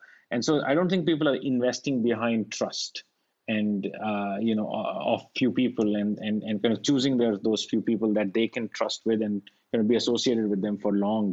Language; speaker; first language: English; non-native, local second language; Hindi